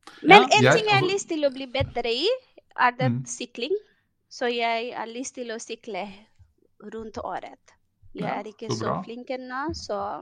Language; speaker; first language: Norwegian; non-native, fluent; Bangla